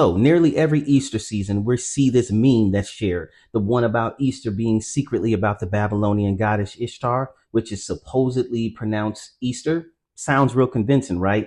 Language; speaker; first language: English; native; English